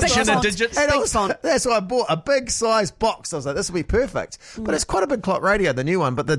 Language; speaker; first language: English; native; English